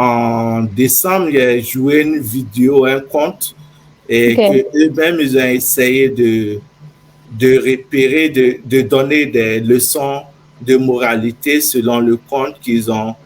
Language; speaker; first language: French; non-native, fluent; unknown